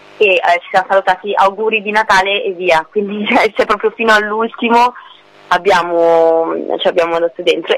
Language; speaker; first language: Italian; non-native, fluent; English